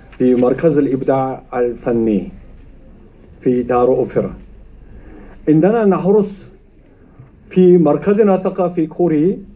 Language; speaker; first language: Arabic; non-native, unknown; Korean